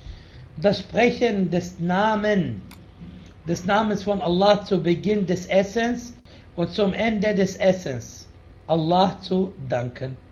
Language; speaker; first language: German; non-native, fluent; Arabic